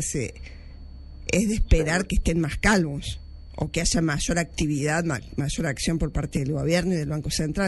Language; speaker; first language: Spanish; native; Spanish